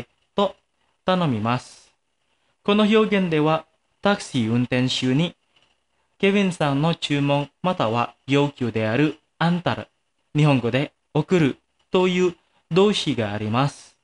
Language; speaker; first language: Japanese; non-native, fluent; Indonesian